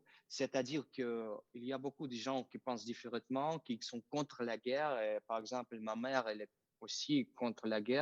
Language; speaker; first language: French; non-native, fluent; Russian